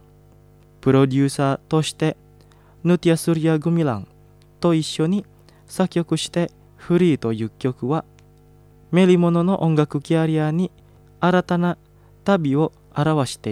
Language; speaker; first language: Japanese; non-native, fluent; Indonesian